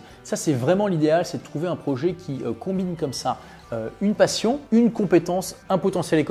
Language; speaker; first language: French; native; French